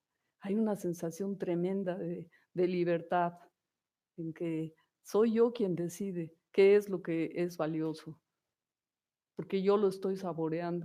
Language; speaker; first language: Spanish; native; Spanish